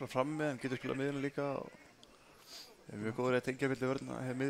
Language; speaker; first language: Icelandic; native; Icelandic